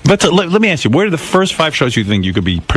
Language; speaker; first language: English; native; English